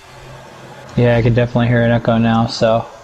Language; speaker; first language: English; native; English